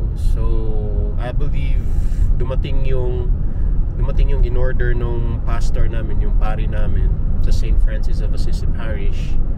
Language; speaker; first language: Filipino; non-native, local second language; Cebuano